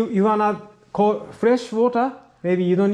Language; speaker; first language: English; non-native, learner; Japanese